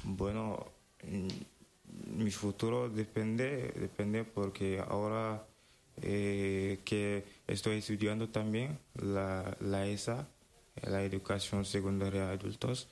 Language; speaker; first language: Spanish; non-native, fluent; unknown